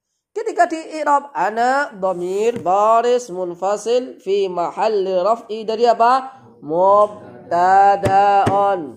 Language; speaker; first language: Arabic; non-native, fluent; Indonesian